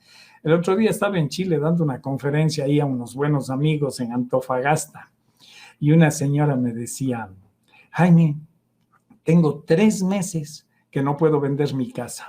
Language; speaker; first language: Spanish; native; Spanish